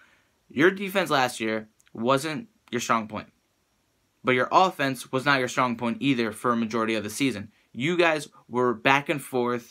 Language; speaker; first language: English; native; English